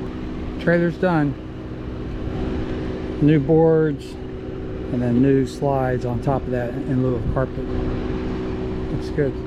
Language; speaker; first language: English; native; English